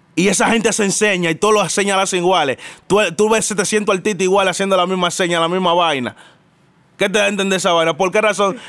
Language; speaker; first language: Spanish; native; Spanish